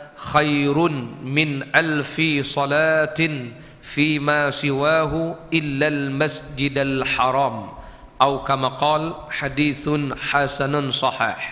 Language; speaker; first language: Malay; native; Malay